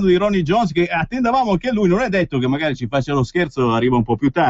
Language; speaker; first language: Italian; native; Italian